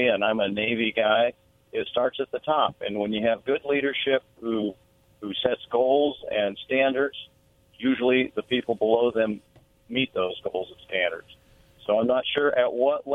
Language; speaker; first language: English; native; English